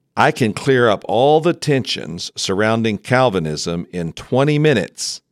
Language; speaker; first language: English; native; English